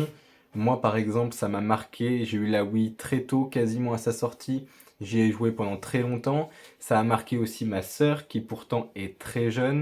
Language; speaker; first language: French; native; French